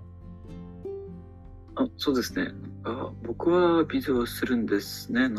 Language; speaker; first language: Japanese; non-native, fluent; French